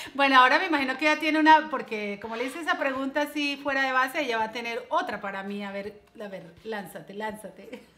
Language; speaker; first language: Spanish; native; Spanish